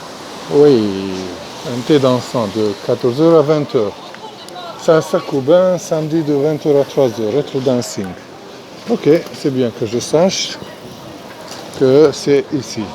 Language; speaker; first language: French; non-native, fluent; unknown